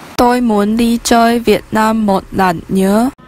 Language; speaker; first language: Vietnamese; non-native, learner; Chinese